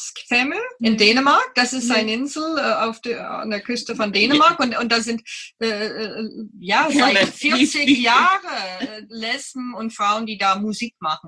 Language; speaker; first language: German; non-native, fluent; English